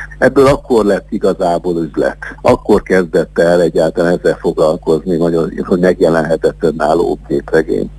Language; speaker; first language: Hungarian; native; Hungarian